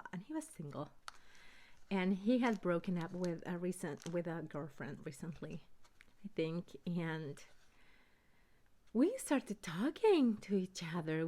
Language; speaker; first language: English; early bilingual, other home language; Spanish